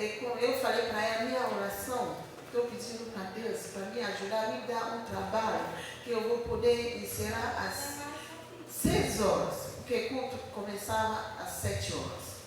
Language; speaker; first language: Portuguese; non-native, learner; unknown